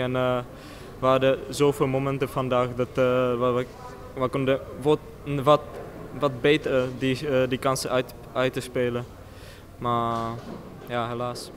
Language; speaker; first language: Dutch; non-native, fluent; Czech